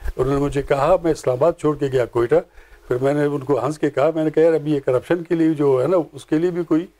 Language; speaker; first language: Urdu; non-native, local second language; Pashto